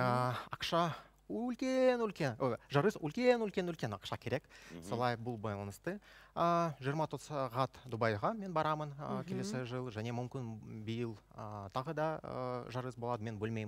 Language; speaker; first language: Kazakh; non-native, local second language; Russian